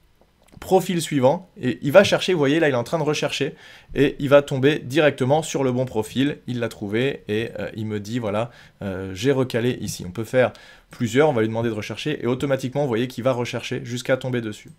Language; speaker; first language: French; native; French